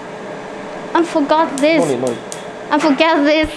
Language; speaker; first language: English; non-native, learner; Vietnamese